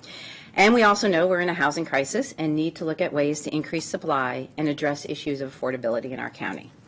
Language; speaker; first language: English; native; English